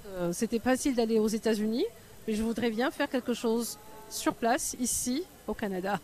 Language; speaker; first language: French; non-native, local second language; Arabic